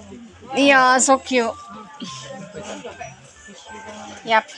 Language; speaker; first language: English; non-native, local second language; Filipino